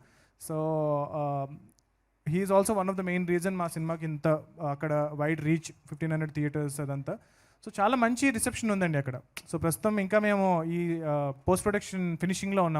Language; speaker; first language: Telugu; native; Telugu